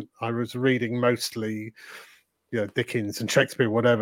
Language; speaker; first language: English; native; English